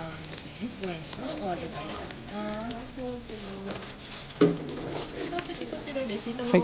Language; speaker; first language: Japanese; native; Japanese